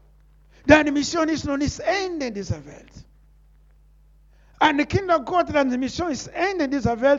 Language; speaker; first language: German; non-native, learner; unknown